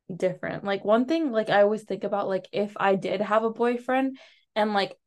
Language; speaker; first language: English; early bilingual, other home language; Telugu